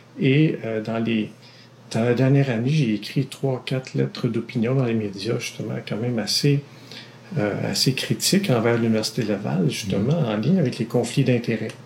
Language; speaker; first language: French; native; French